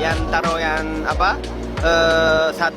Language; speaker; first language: Indonesian; non-native, fluent; Japanese